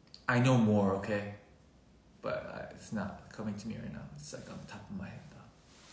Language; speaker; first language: English; early bilingual, other home language; Korean